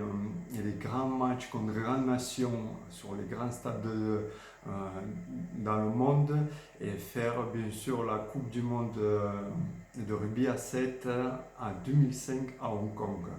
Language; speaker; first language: French; non-native, fluent; Georgian